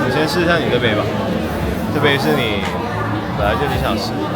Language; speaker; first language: Chinese; native; Chinese